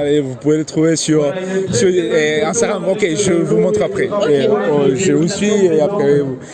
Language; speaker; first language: French; non-native, learner; Spanish